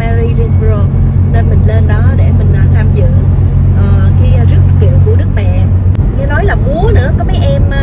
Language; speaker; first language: Vietnamese; native; Vietnamese